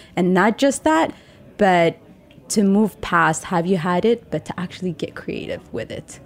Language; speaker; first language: English; non-native, fluent; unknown